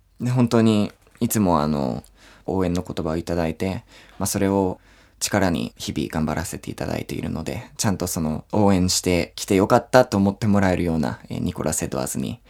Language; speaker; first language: Japanese; non-native, fluent; English